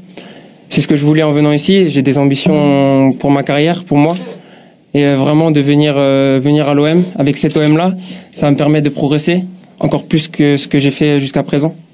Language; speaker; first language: French; native; French